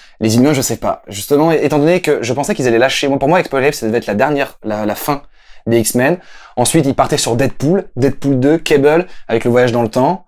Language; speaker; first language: French; native; French